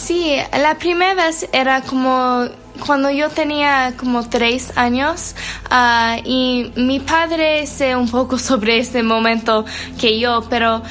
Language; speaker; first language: Spanish; non-native, learner; English